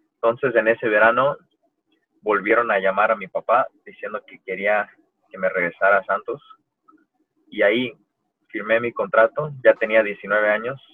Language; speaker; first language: Spanish; early bilingual, heritage; Spanish